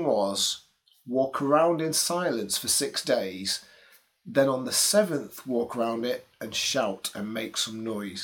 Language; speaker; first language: English; native; English